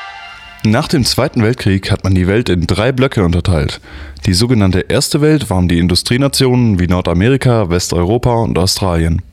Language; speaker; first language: German; native; German